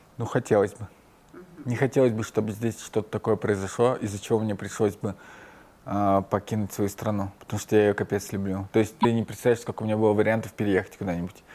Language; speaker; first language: Russian; native; Russian